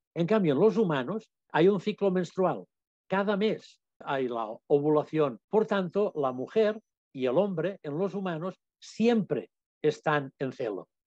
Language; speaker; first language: Spanish; non-native, local second language; Catalan